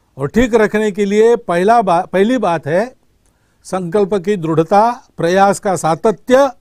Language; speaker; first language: Hindi; non-native, local second language; Marathi